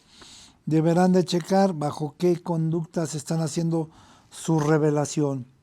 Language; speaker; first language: Spanish; native; Spanish